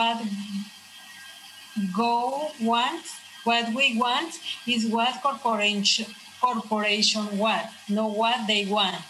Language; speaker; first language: English; non-native, fluent; Spanish